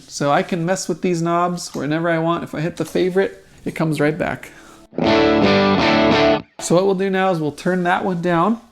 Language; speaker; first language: English; native; English